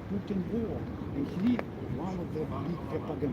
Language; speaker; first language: English; non-native, learner; Ukrainian